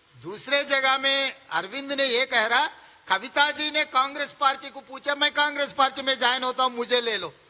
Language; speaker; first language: Hindi; non-native, local second language; Telugu